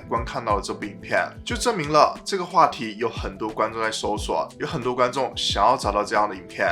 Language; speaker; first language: Chinese; native; Chinese